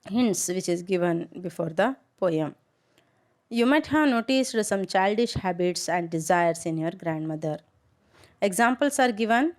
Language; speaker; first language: English; non-native, local second language; Kannada